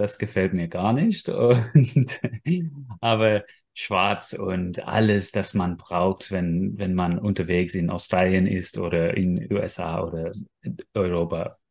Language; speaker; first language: German; non-native, fluent; English